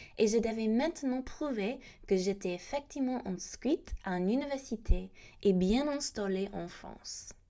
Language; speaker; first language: French; non-native, fluent; English